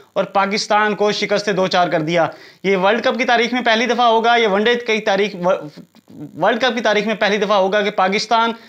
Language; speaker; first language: Urdu; native; Urdu